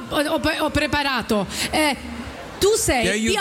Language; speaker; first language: Italian; non-native, learner; German